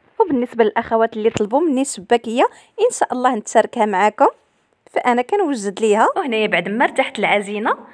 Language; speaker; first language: Arabic; native; Arabic